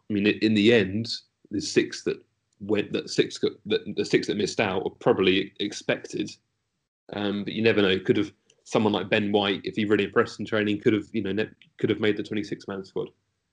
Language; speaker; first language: English; native; English